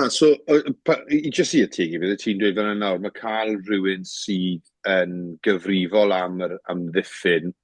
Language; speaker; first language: Welsh; native; Welsh